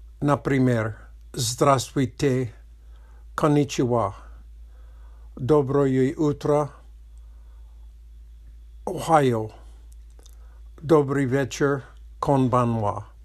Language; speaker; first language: Russian; non-native, learner; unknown